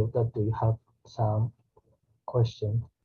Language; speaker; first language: English; non-native, learner; Japanese